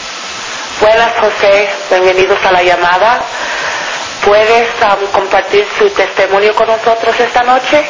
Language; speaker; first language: Spanish; non-native, fluent; English